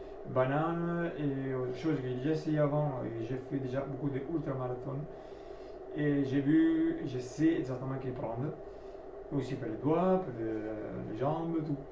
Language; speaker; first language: French; non-native, learner; Italian